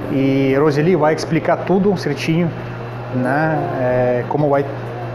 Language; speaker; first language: Portuguese; non-native, learner; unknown